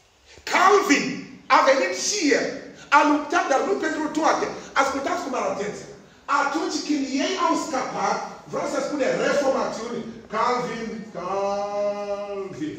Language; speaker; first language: Romanian; non-native, fluent; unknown